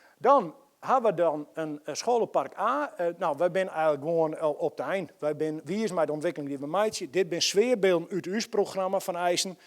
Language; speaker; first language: Dutch; non-native, local second language; Western Frisian